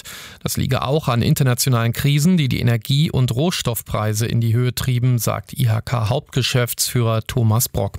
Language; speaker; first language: German; native; German